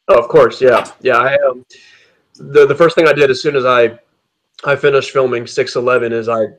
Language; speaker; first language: English; native; English